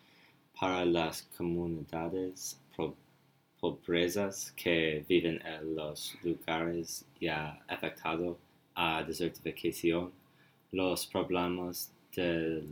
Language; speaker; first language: Spanish; non-native, learner; English